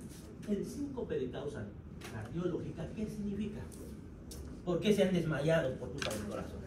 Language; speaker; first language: Spanish; native; Spanish